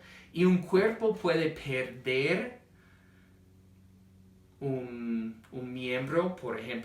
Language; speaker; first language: Spanish; non-native, fluent; English